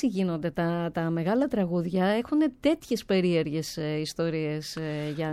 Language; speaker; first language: Greek; native; Greek